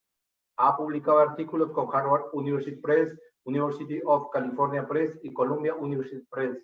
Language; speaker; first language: Spanish; native; Spanish